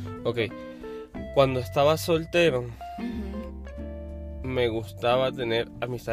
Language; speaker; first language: Spanish; native; Spanish